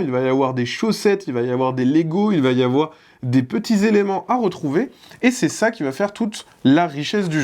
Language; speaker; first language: French; native; French